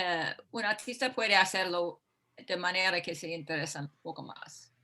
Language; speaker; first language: Spanish; non-native, fluent; English